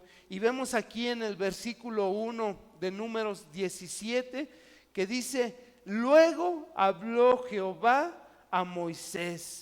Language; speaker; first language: Spanish; native; Spanish